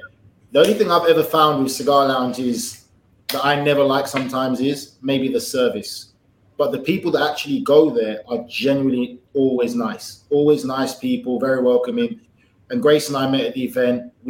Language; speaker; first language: English; native; English